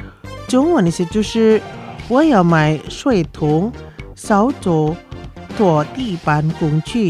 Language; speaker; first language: Chinese; non-native, fluent; Indonesian